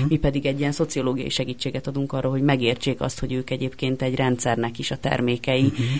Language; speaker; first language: Hungarian; native; Hungarian